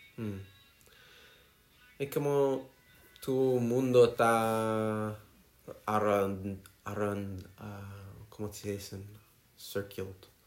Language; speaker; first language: Spanish; non-native, learner; English